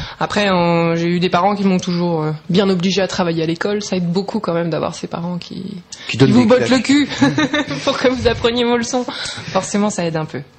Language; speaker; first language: French; native; French